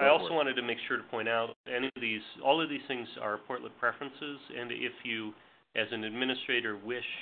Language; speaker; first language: English; native; English